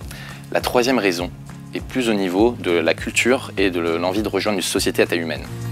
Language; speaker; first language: French; native; French